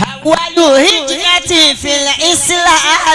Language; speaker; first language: Arabic; non-native, fluent; Yoruba